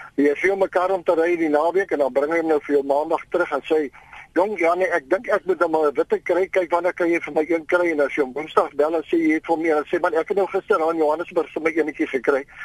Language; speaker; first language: Afrikaans; native; Afrikaans